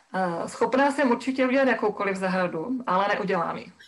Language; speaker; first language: Czech; native; Czech